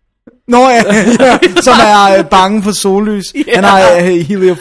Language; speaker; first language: Danish; native; Danish